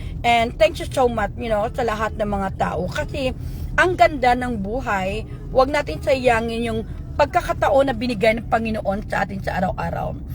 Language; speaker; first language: Filipino; non-native, local second language; Hiligaynon